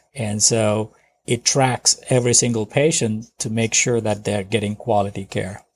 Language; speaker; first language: English; non-native, local second language; Telugu